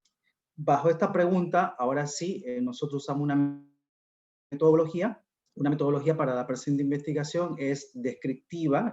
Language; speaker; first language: Spanish; native; Spanish